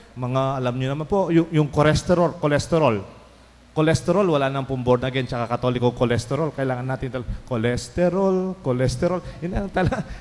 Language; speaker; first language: Filipino; non-native, local second language; Pampanga